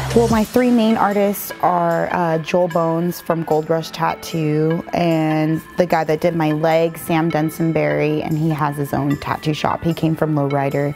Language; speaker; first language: English; native; English